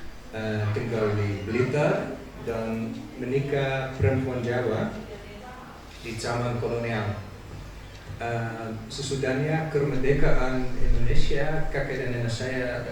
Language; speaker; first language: Indonesian; non-native, learner; Dutch